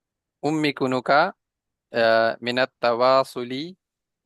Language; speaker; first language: Arabic; non-native, learner; Hindi